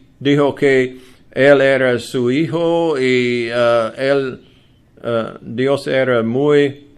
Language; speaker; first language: Spanish; non-native, learner; English